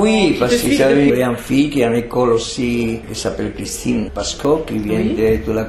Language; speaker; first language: French; non-native, fluent; Spanish